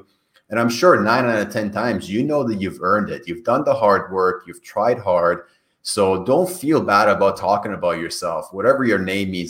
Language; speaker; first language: English; non-native, fluent; Persian